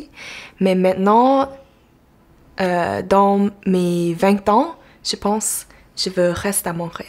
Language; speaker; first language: French; non-native, local second language; English